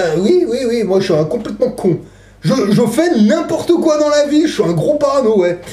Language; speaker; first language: French; native; French